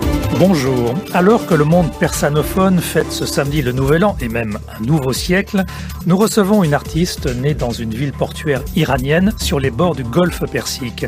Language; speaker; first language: French; native; French